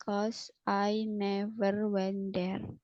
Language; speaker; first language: English; non-native, learner; Indonesian